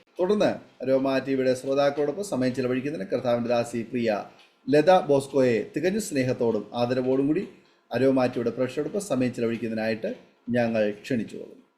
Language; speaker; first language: Malayalam; native; Malayalam